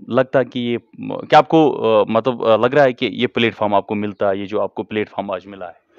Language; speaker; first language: Hindi; non-native, local second language; Kashmiri